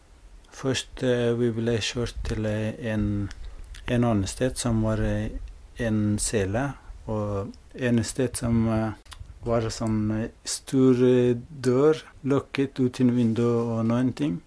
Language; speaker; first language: Norwegian; non-native, fluent; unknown